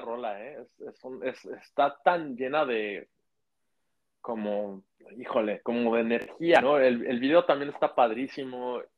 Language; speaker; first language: Spanish; native; Spanish